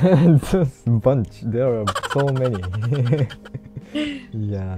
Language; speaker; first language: English; non-native, fluent; Japanese